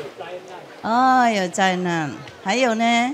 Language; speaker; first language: Chinese; non-native, fluent; Vietnamese